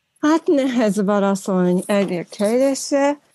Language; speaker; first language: Hungarian; non-native, learner; Japanese